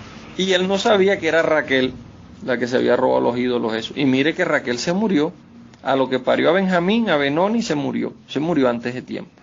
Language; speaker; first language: Spanish; native; Spanish